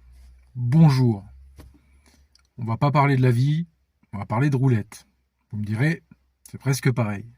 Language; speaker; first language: French; native; French